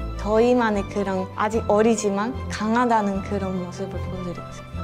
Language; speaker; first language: Korean; non-native, fluent; Thai